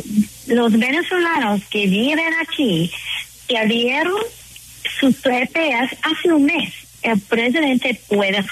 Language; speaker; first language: Spanish; non-native, fluent; English